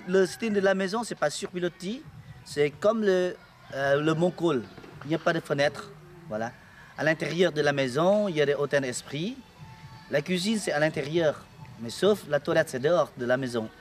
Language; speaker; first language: French; non-native, learner; Lao